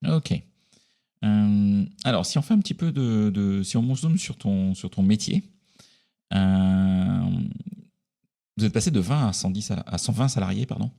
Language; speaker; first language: French; native; French